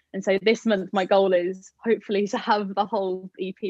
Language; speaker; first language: English; native; English